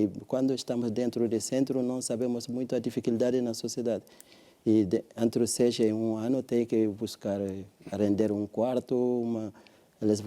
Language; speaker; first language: Portuguese; non-native, learner; French